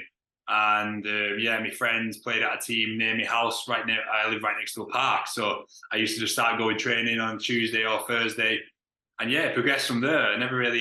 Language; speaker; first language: English; native; English